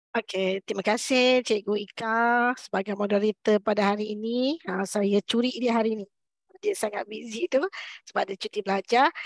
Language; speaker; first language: Malay; native; Malay